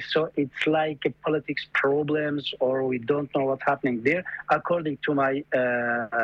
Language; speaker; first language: English; non-native, fluent; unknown